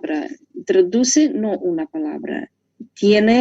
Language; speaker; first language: Spanish; non-native, learner; Russian